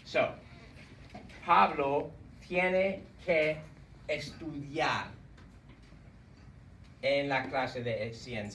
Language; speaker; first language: Spanish; non-native, fluent; English